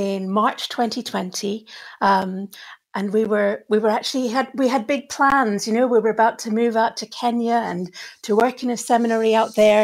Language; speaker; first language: English; native; English